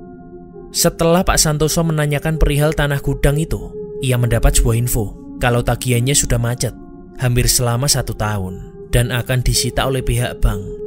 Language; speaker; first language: Indonesian; native; Indonesian